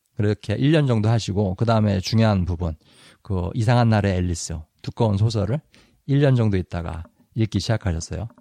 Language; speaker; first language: Korean; native; Korean